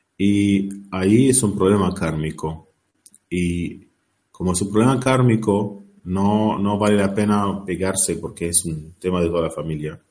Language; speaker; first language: Spanish; non-native, learner; Arabic